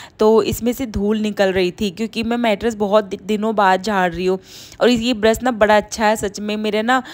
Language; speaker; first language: Hindi; native; Hindi